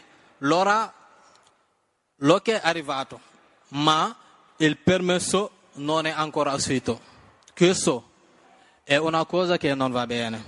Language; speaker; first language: Italian; non-native, learner; Wolof